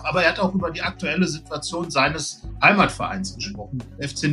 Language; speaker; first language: German; native; German